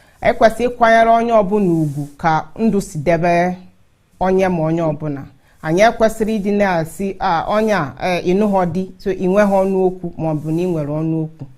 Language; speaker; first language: Igbo; native; Igbo